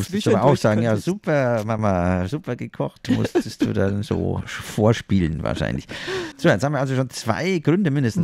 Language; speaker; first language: German; native; German